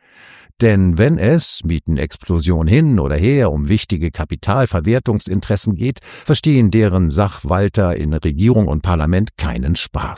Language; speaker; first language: German; native; German